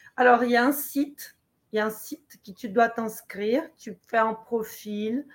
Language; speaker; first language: French; non-native, fluent; Portuguese